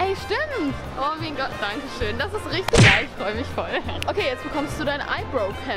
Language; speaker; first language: German; native; German